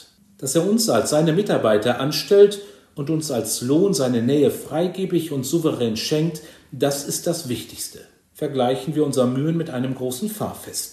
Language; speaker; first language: German; native; German